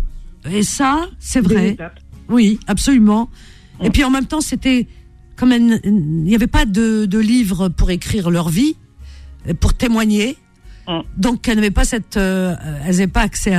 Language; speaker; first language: French; native; French